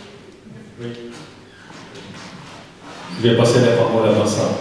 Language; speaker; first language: French; non-native, fluent; Chechen